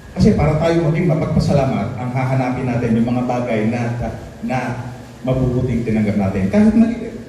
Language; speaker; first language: Filipino; native; Filipino